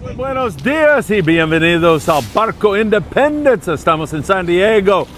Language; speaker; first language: Spanish; non-native, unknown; English